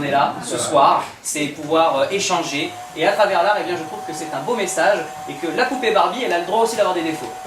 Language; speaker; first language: French; native; French